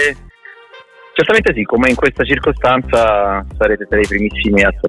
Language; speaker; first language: Italian; native; Italian